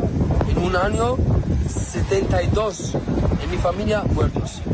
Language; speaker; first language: Spanish; non-native, learner; Arabic